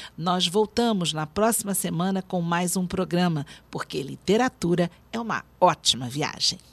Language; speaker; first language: Portuguese; native; Portuguese